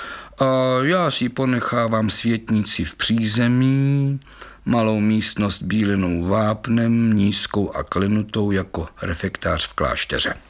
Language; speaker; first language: Czech; native; Czech